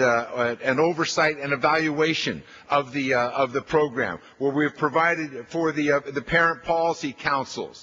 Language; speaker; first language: English; native; English